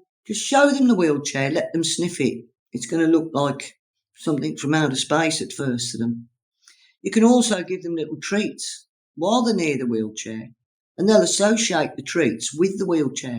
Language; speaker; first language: English; native; English